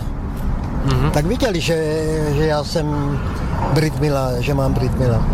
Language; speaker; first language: Czech; non-native, local second language; Slovak